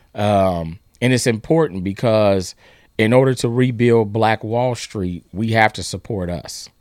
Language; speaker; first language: English; native; English